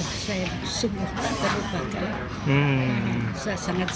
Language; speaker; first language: Indonesian; non-native, fluent; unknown